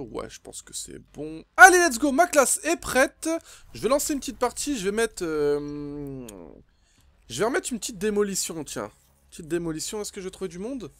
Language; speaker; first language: French; native; French